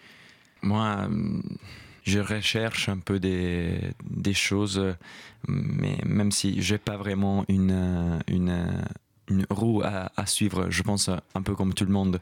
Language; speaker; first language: French; non-native, fluent; Italian